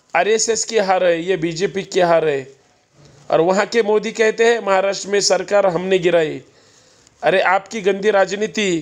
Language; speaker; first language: Hindi; non-native, local second language; Marathi